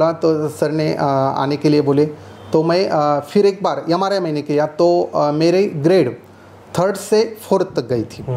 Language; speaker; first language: Hindi; non-native, local second language; Marathi